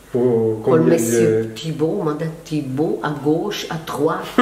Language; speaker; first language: French; non-native, local second language; German